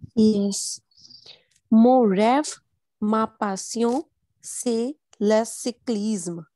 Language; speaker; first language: French; non-native, learner; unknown